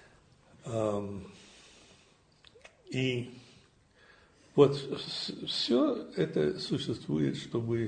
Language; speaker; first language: Russian; non-native, fluent; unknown